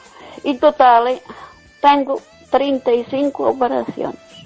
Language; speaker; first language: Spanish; non-native, learner; Portuguese